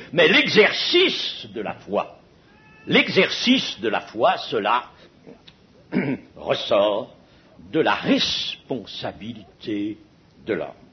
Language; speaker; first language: French; native; French